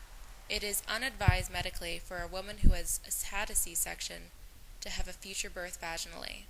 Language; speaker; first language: English; native; English